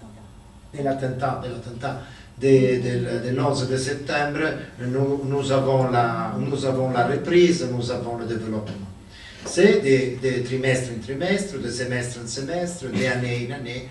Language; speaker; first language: French; non-native, learner; Italian